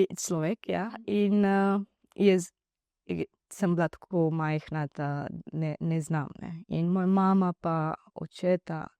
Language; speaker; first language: Slovenian; non-native, learner; Divehi